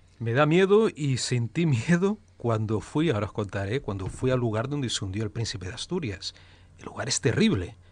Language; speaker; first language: Spanish; early bilingual, heritage; Spanish